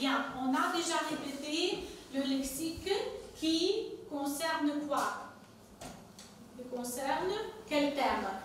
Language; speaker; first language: French; non-native, fluent; Ukrainian